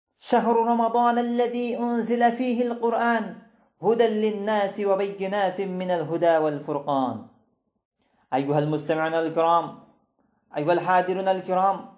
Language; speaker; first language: Arabic; non-native, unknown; Bangla